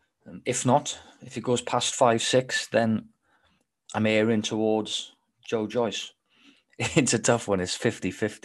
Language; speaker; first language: English; native; English